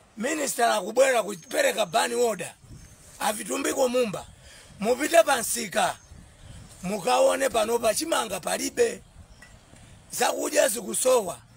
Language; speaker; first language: Nyanja; non-native, local second language; Tumbuka